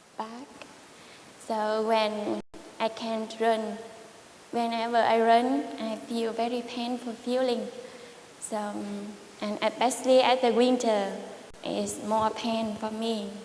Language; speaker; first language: English; non-native, learner; Vietnamese